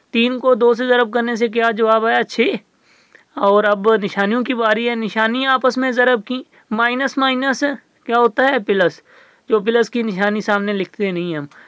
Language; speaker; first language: Urdu; non-native, local second language; Sindhi